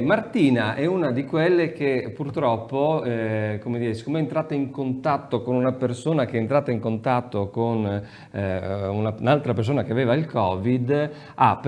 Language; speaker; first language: Italian; native; Italian